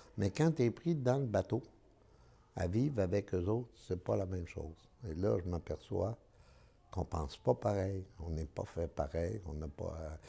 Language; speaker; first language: French; native; French